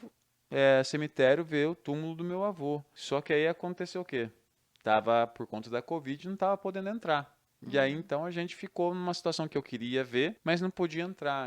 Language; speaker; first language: Portuguese; native; Portuguese